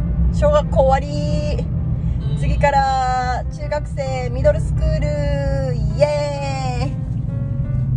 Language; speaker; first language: Japanese; native; Japanese